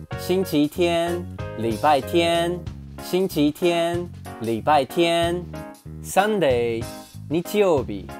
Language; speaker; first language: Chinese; native; Chinese